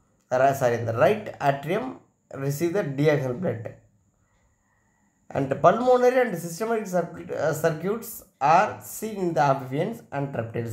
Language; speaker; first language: English; non-native, local second language; Tamil